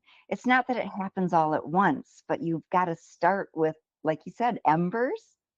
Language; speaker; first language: English; native; English